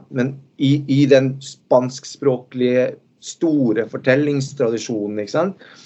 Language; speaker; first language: Norwegian; early bilingual, other home language; Spanish